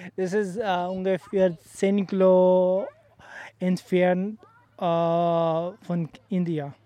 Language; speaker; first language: German; non-native, learner; Urdu